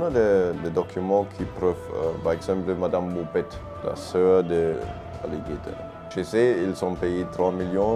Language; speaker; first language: French; non-native, learner; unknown